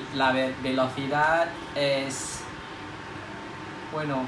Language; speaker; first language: Spanish; non-native, learner; Thai